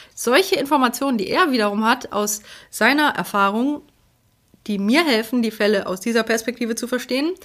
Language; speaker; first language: German; early bilingual, other home language; Polish